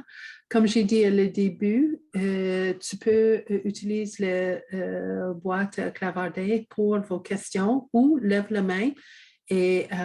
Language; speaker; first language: French; non-native, fluent; English